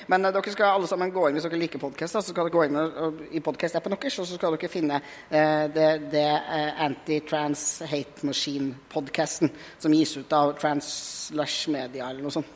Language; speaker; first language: Norwegian; native; Norwegian